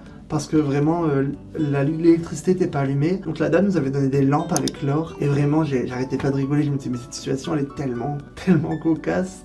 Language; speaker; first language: French; native; French